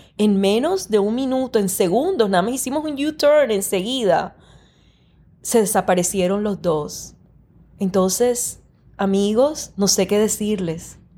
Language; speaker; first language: Spanish; early bilingual, heritage; Spanish